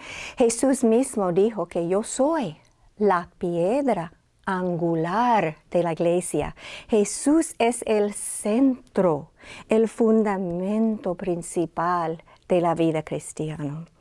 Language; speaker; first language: Spanish; non-native, fluent; English